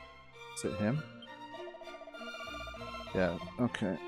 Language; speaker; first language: English; native; English